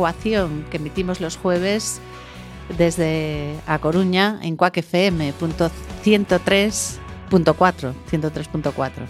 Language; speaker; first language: Spanish; native; Spanish